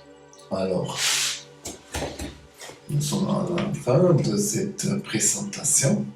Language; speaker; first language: French; non-native, fluent; German